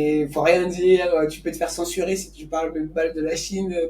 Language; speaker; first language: French; native; French